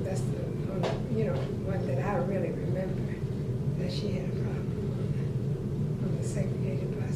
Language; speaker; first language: English; native; English